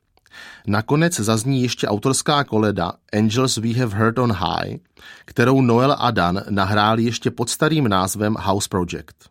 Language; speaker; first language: Czech; native; Czech